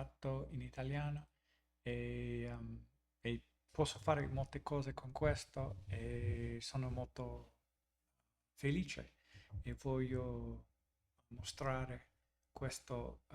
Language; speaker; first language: Italian; non-native, learner; English